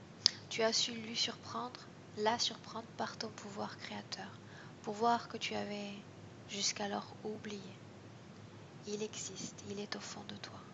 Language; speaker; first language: French; native; French